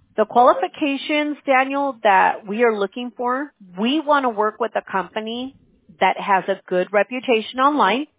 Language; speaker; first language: English; early bilingual, other home language; Spanish